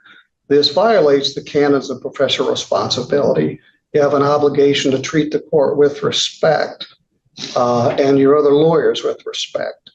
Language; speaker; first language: English; native; English